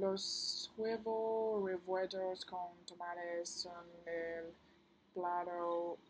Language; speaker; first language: Spanish; non-native, learner; Chinese